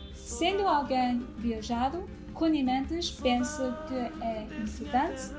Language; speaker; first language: Portuguese; non-native, fluent; Chinese